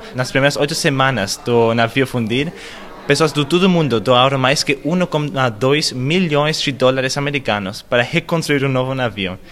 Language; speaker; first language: Portuguese; non-native, learner; German